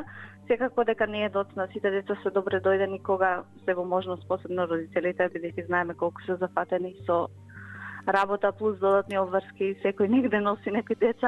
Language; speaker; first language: Macedonian; native; Macedonian